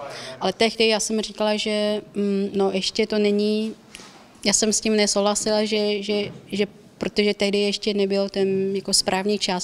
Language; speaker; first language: Czech; non-native, fluent; Chinese